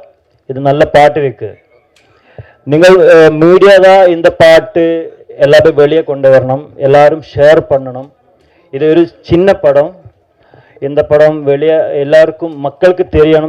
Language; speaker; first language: Tamil; non-native, learner; Malayalam